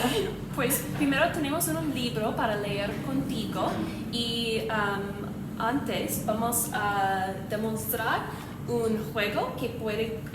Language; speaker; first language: Spanish; non-native, learner; English